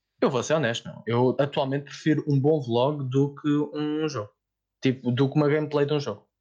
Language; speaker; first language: Portuguese; native; Portuguese